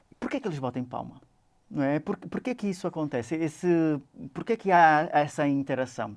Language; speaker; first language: Portuguese; native; Portuguese